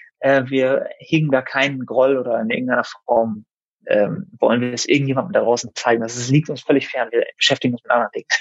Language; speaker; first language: German; native; German